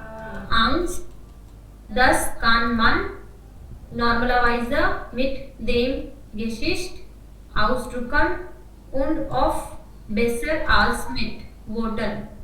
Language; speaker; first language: German; non-native, learner; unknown